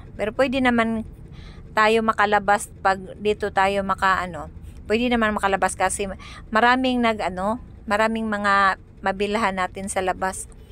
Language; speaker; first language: Filipino; non-native, local second language; Cebuano